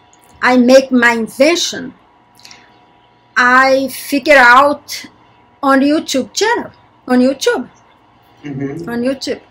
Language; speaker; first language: English; non-native, learner; Portuguese